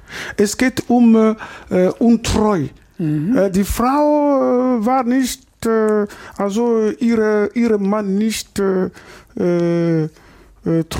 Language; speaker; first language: German; non-native, learner; Lingala